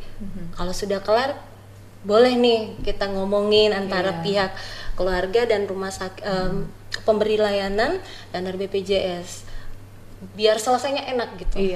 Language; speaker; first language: Indonesian; native; Indonesian